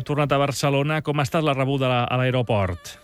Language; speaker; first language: Catalan; native; Catalan